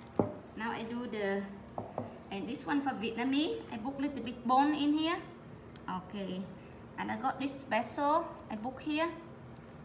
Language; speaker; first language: English; non-native, learner; Vietnamese